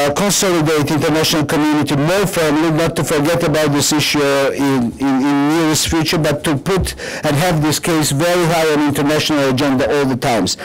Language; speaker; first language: English; non-native, fluent; Georgian